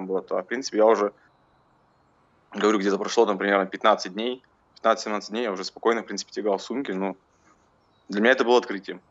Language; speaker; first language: Russian; native; Russian